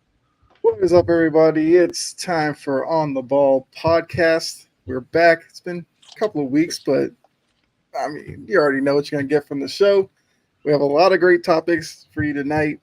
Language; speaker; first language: English; native; English